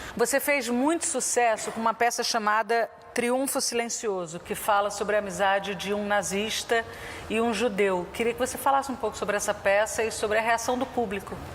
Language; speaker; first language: Portuguese; native; Portuguese